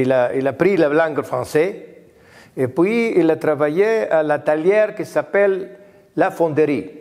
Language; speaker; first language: French; non-native, learner; Greek